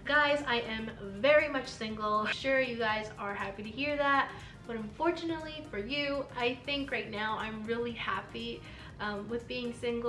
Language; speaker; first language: English; early bilingual, other home language; Spanish